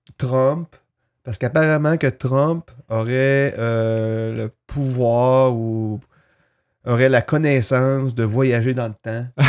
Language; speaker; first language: French; native; French